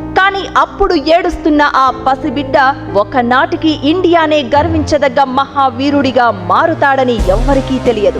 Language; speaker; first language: Telugu; native; Telugu